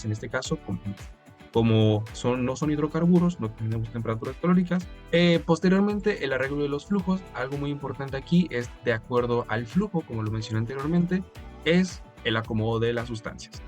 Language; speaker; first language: Spanish; native; Spanish